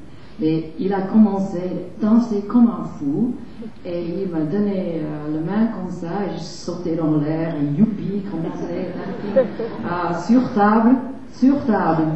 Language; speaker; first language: French; non-native, fluent; English